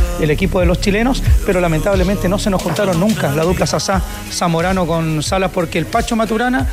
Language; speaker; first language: Spanish; native; Spanish